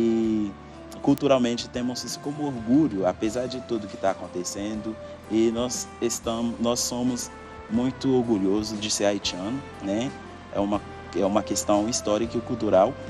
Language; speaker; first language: Portuguese; non-native, fluent; Haitian Creole